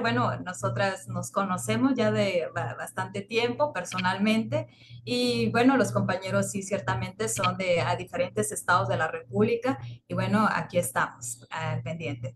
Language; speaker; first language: Spanish; native; Spanish